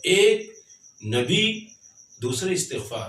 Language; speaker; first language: Urdu; native; Urdu